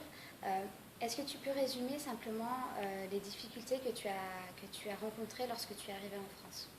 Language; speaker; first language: French; native; French